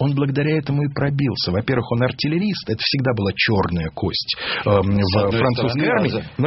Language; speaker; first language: Russian; native; Russian